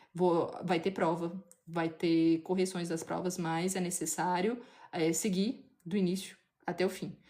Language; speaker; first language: Portuguese; native; Portuguese